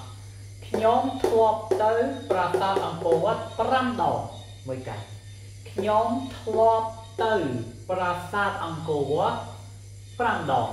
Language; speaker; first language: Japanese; non-native, fluent; Khmer